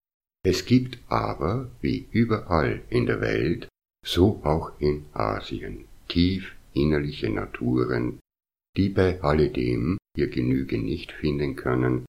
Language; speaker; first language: German; native; German